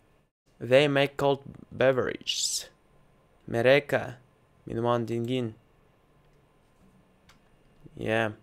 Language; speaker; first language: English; non-native, learner; Russian